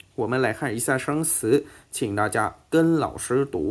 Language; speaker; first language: Chinese; non-native, fluent; Thai